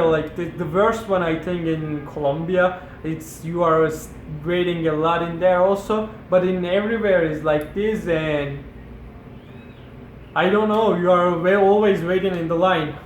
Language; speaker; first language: English; non-native, fluent; Turkish